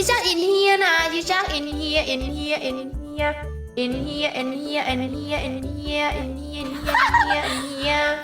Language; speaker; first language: English; non-native, learner; Vietnamese